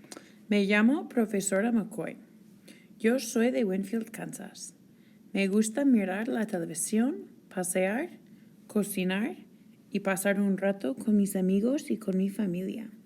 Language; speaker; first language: Spanish; non-native, fluent; English